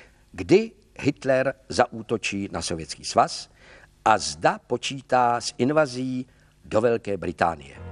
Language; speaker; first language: Czech; native; Czech